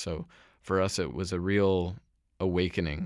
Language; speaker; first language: English; native; English